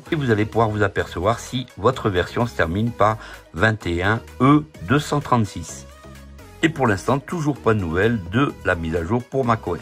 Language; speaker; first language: French; native; French